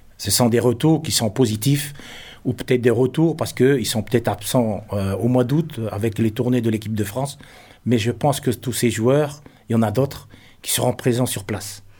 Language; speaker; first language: French; non-native, local second language; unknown